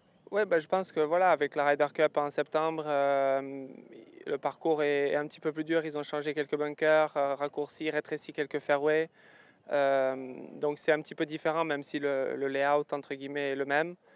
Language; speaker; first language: French; native; French